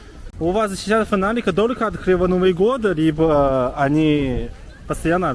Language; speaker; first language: Russian; non-native, learner; Chinese